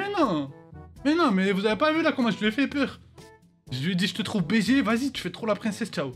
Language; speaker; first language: French; native; French